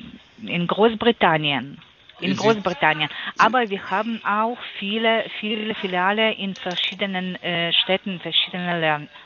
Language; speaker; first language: German; non-native, fluent; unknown